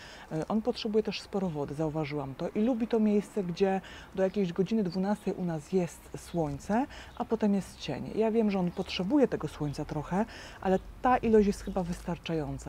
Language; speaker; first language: Polish; native; Polish